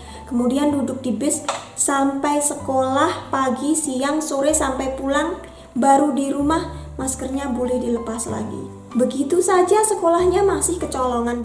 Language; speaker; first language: Indonesian; native; Indonesian